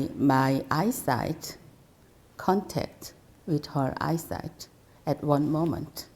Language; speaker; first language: English; non-native, fluent; Korean